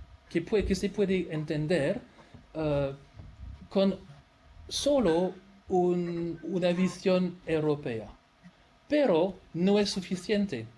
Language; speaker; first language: Spanish; non-native, fluent; French